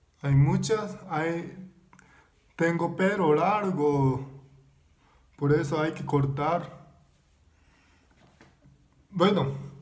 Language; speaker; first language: Spanish; non-native, learner; Japanese